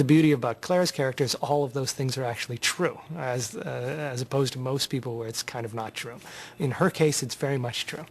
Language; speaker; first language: English; native; English